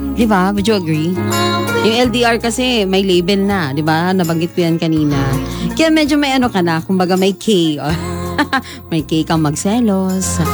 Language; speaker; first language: Filipino; non-native, local second language; Cebuano